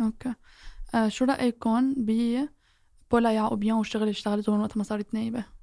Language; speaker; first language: Arabic; native; Arabic